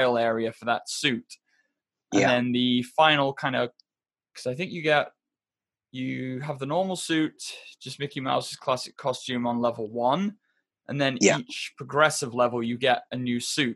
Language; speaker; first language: English; native; English